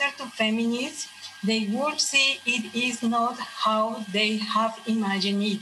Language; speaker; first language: English; non-native, fluent; Spanish